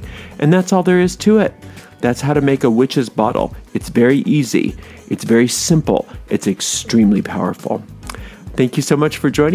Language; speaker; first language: English; native; English